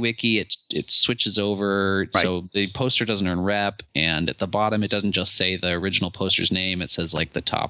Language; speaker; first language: English; native; English